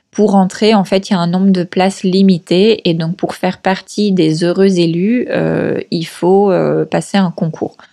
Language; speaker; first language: French; native; French